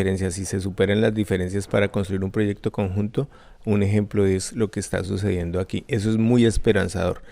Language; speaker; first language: Spanish; native; Spanish